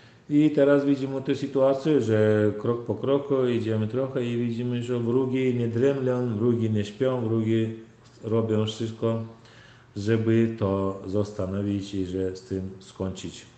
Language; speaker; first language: Polish; non-native, learner; Turkmen